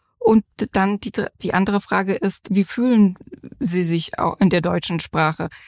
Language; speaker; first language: German; non-native, fluent; Polish